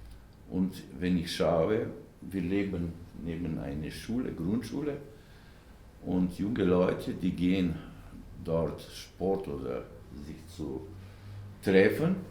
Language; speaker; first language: German; non-native, learner; Slovenian